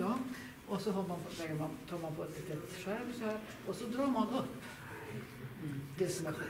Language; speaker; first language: Swedish; native; Swedish